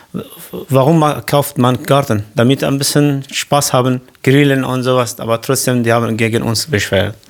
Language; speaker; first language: German; non-native, learner; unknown